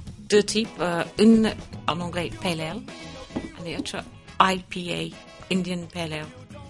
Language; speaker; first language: French; non-native, learner; English